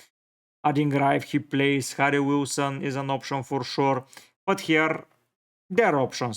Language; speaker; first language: English; non-native, fluent; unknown